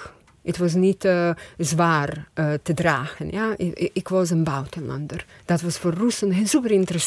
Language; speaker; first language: Dutch; non-native, fluent; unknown